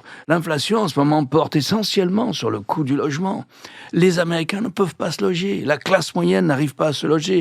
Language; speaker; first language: French; native; French